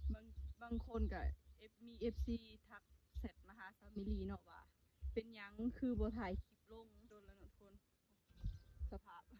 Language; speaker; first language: Thai; non-native, local second language; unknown